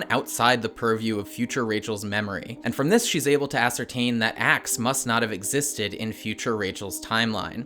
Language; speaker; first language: English; native; English